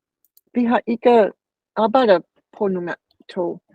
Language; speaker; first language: Danish; non-native, learner; English